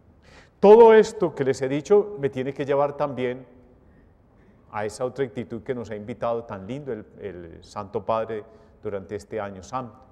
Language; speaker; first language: Spanish; native; Spanish